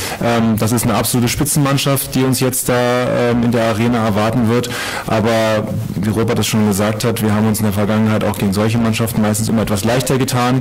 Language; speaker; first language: German; native; German